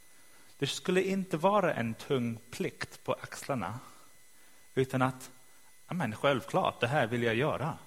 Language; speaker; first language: Swedish; non-native, fluent; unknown